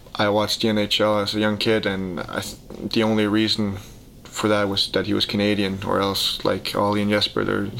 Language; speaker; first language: English; early bilingual, heritage; Danish